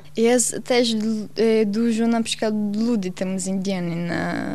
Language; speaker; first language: Polish; non-native, learner; Portuguese